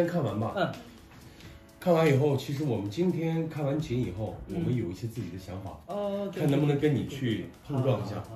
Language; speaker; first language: Chinese; native; Chinese